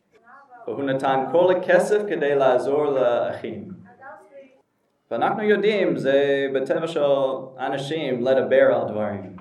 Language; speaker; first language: Hebrew; non-native, fluent; English